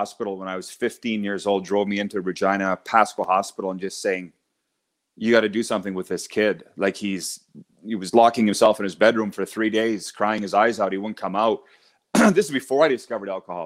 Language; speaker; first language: English; native; English